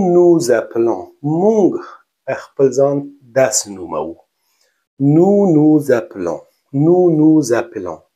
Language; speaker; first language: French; non-native, learner; Pashto